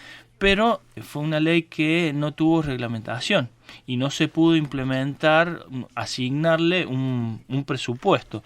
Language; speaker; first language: Spanish; native; Spanish